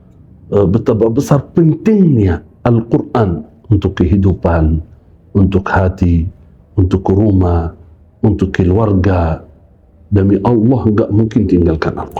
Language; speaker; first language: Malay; non-native, fluent; Arabic